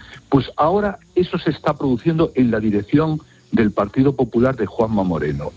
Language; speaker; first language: Spanish; native; Spanish